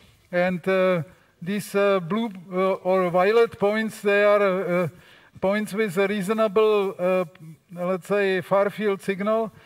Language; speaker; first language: English; non-native, fluent; Czech